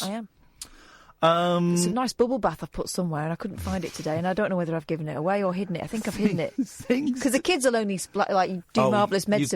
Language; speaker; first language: English; native; English